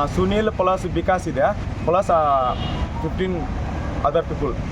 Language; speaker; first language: Kannada; non-native, learner; Nepali